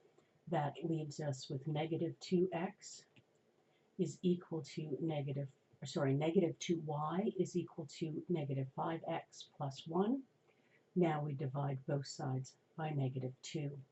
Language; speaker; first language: English; native; English